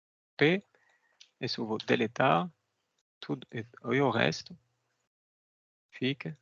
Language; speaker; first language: Portuguese; non-native, fluent; French